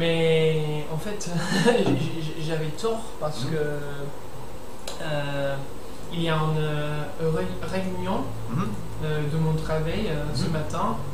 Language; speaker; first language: French; non-native, learner; English